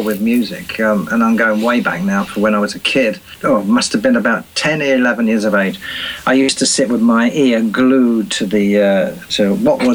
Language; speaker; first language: English; native; English